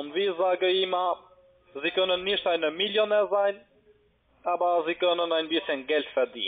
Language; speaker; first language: German; non-native, learner; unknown